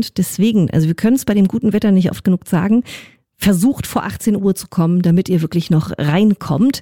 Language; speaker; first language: German; native; German